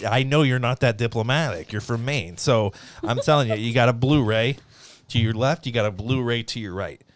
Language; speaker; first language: English; native; English